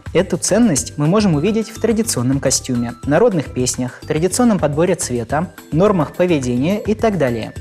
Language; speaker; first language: Russian; non-native, local second language; Chuvash